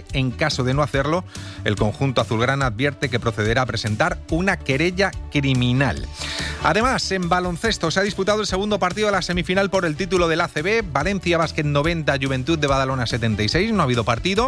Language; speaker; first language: Spanish; native; Spanish